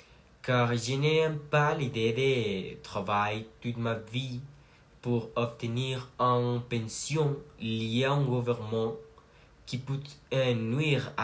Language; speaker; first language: French; non-native, learner; Spanish